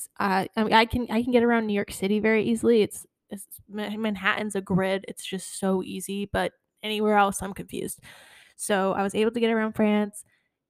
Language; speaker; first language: English; native; English